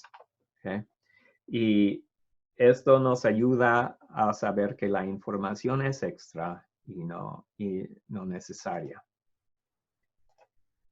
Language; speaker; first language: Spanish; non-native, fluent; English